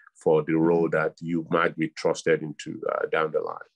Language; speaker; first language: English; non-native, local second language; Yoruba